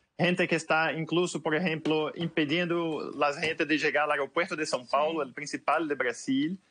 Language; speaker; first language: Portuguese; native; Portuguese